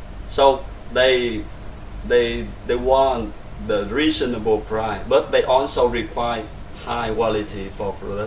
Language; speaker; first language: English; non-native, learner; Vietnamese